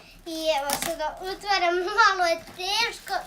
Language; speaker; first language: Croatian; early bilingual, heritage; Croatian